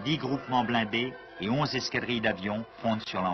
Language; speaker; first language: French; native; French